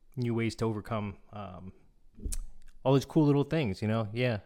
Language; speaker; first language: English; non-native, fluent; Korean